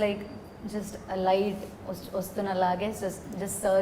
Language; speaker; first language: Telugu; non-native, learner; Malayalam